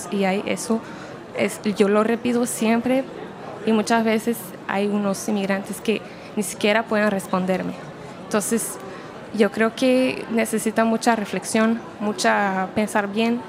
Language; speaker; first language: Spanish; non-native, fluent; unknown